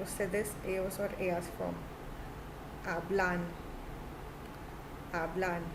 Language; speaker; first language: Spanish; non-native, fluent; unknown